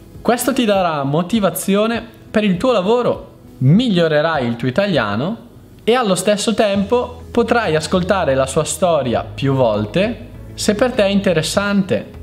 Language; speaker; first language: Italian; native; Italian